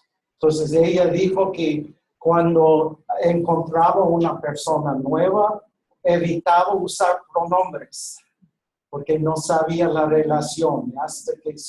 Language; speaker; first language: Spanish; non-native, fluent; English